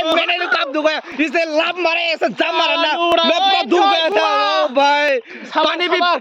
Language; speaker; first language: Hindi; non-native, local second language; Kok Borok